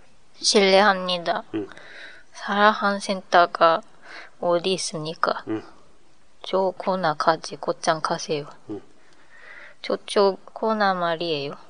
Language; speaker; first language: Korean; non-native, learner; Japanese